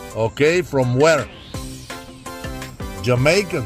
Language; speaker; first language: English; non-native, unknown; Bulgarian